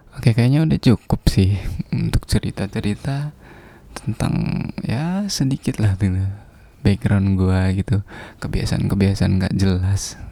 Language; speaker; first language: Indonesian; non-native, local second language; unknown